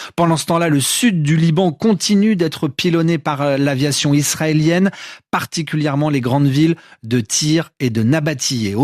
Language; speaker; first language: French; native; French